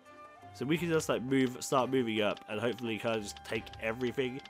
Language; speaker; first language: English; native; English